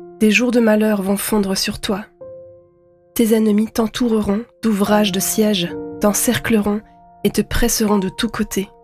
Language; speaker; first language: French; native; French